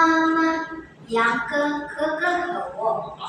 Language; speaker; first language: Chinese; non-native, learner; Indonesian